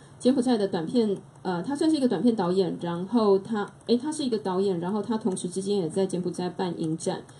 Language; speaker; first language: Chinese; native; Chinese